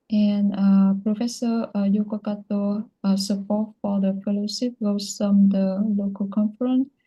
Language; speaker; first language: English; non-native, learner; Vietnamese